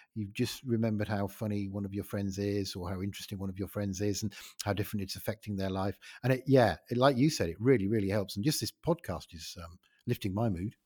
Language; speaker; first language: English; native; English